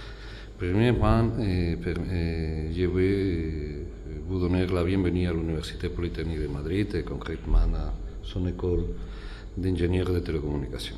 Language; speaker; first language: French; non-native, fluent; Spanish